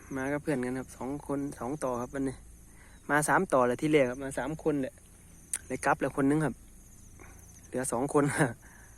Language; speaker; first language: Thai; native; Thai